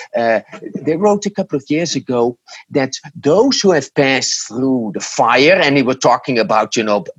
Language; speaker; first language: English; non-native, fluent; Dutch